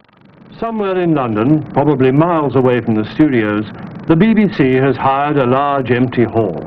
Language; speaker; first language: English; native; English